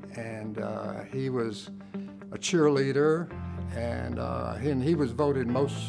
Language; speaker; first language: English; native; English